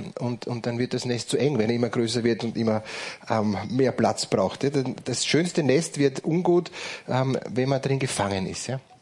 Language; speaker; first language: German; native; German